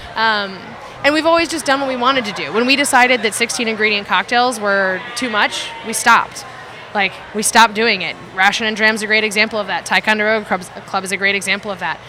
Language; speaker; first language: English; native; English